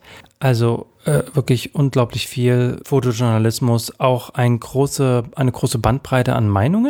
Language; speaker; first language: German; native; German